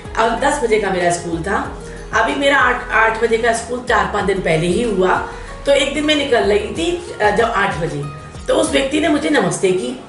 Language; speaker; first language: Hindi; native; Hindi